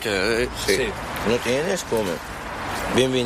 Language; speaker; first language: Spanish; non-native, learner; Arabic